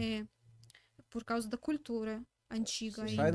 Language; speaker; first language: Portuguese; non-native, learner; Russian